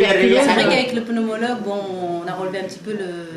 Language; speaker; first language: French; early bilingual, other home language; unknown